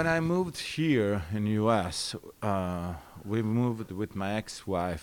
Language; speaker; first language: English; non-native, learner; Italian